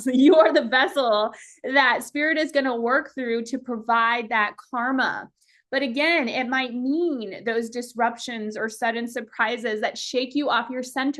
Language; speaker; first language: English; native; English